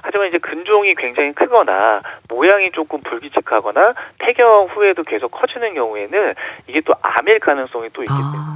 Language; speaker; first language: Korean; native; Korean